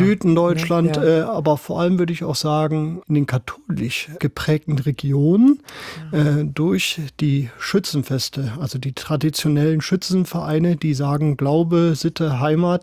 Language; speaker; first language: German; native; German